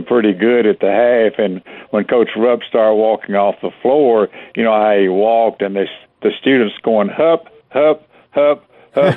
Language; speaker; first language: English; native; English